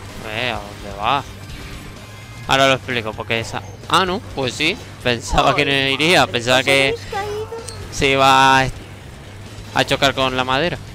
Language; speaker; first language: Spanish; native; Spanish